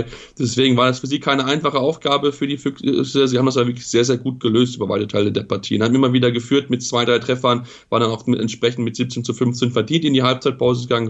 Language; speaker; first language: German; native; German